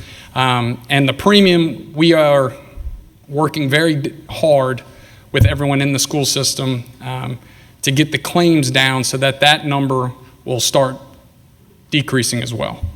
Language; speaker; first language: English; native; English